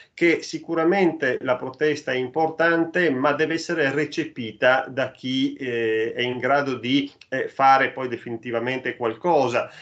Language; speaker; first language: Italian; native; Italian